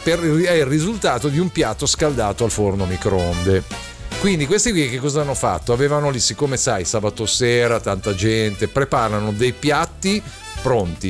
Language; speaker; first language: Italian; native; Italian